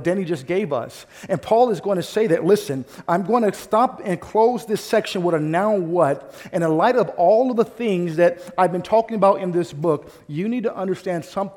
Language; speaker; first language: English; native; English